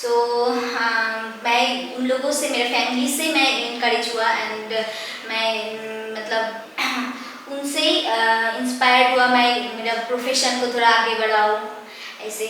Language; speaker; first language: Hindi; non-native, local second language; Bangla